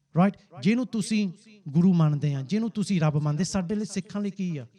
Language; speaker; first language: Punjabi; early bilingual, heritage; Punjabi